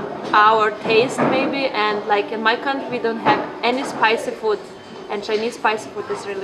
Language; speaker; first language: English; non-native, fluent; Lithuanian